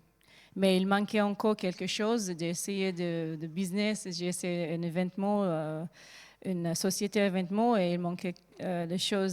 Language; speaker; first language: French; non-native, learner; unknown